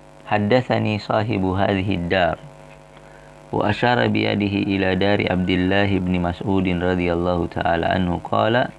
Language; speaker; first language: Arabic; non-native, fluent; Indonesian